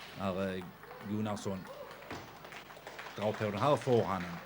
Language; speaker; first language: Swedish; native; Swedish